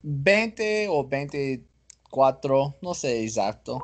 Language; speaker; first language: Spanish; non-native, learner; English